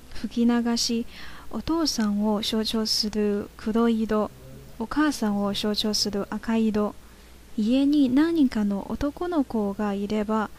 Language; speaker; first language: Japanese; non-native, fluent; Chinese